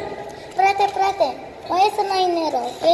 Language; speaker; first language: Spanish; early bilingual, heritage; Spanish